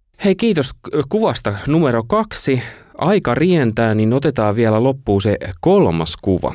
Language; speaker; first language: Finnish; native; Finnish